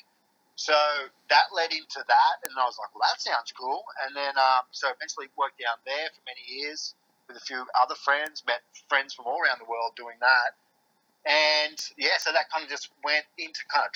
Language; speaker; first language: English; native; English